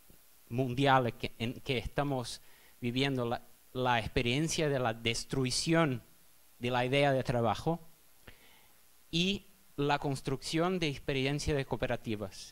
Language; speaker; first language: Spanish; non-native, fluent; Portuguese